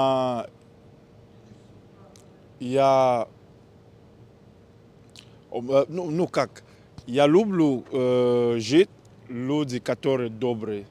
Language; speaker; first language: Russian; non-native, learner; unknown